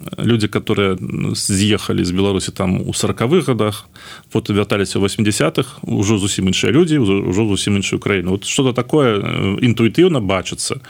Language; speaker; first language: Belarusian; non-native, local second language; Russian